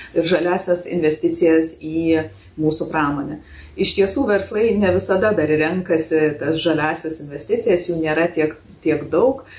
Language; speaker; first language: Lithuanian; native; Lithuanian